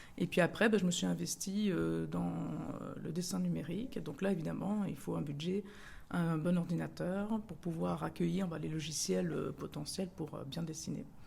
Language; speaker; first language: French; early bilingual, other home language; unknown